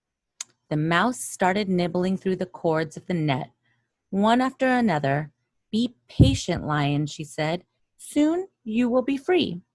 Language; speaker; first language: English; native; English